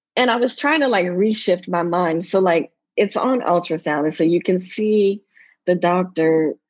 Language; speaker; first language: English; native; English